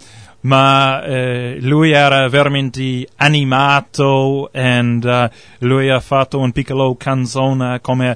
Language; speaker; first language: Italian; non-native, learner; English